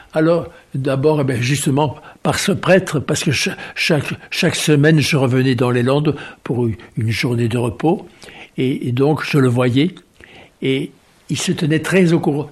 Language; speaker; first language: French; native; French